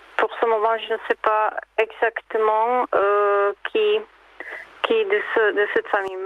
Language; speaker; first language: French; non-native, learner; Czech